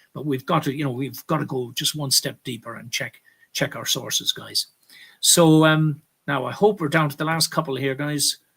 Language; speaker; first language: English; native; English